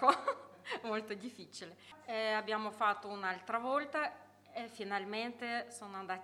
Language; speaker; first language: Italian; non-native, learner; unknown